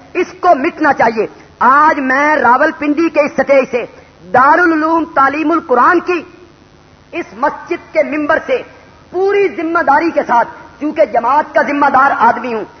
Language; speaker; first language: Urdu; non-native, local second language; Punjabi